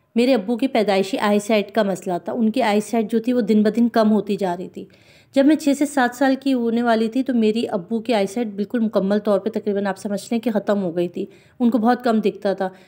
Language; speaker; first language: Urdu; non-native, local second language; Punjabi